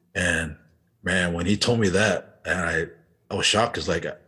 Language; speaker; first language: English; native; English